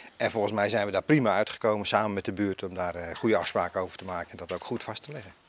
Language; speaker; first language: Dutch; native; Dutch